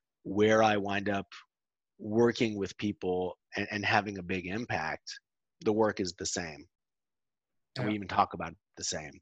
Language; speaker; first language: English; native; English